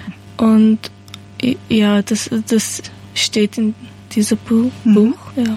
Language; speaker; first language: German; non-native, learner; Persian